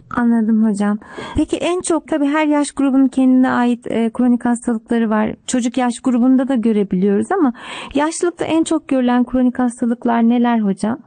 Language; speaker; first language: Turkish; native; Turkish